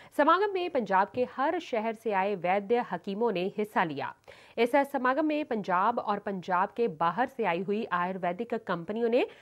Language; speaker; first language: Hindi; non-native, local second language; Punjabi